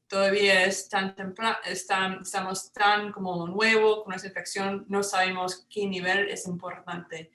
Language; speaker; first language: Spanish; non-native, fluent; English